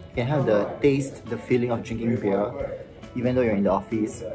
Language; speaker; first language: English; non-native, local second language; Pampanga